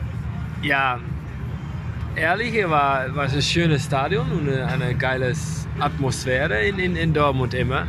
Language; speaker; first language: German; non-native, learner; Dutch